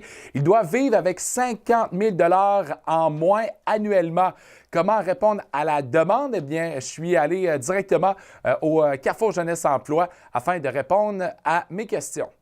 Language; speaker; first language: French; native; French